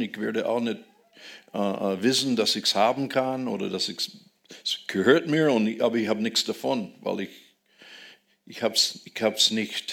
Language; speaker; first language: German; non-native, fluent; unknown